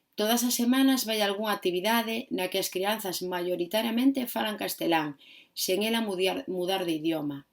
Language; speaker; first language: Galician; non-native, local second language; Spanish